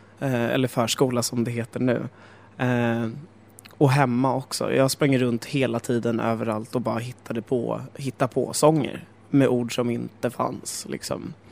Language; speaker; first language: Swedish; native; Swedish